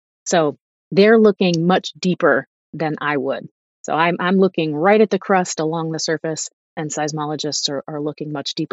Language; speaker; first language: English; native; English